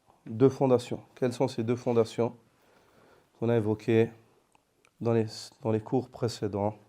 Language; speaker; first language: French; native; French